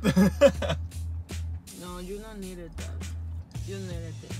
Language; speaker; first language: English; non-native, learner; Spanish